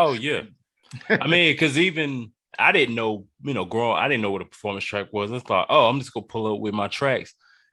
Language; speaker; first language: English; native; English